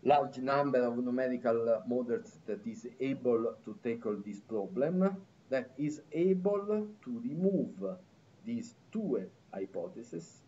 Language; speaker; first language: English; non-native, fluent; Italian